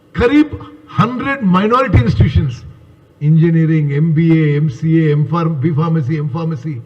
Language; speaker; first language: Hindi; non-native, local second language; Telugu